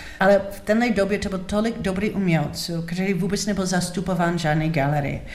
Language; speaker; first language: Czech; non-native, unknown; English